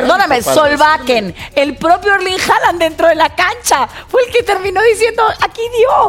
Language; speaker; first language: Spanish; native; Spanish